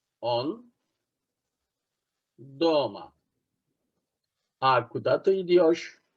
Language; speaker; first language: Russian; non-native, fluent; Turkish